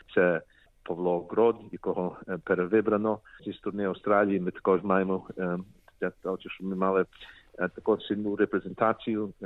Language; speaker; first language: Ukrainian; early bilingual, heritage; Ukrainian